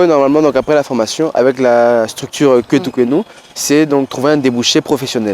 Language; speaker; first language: French; non-native, local second language; Lingala